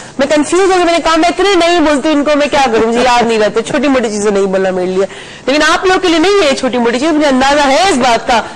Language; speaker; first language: Urdu; native; Urdu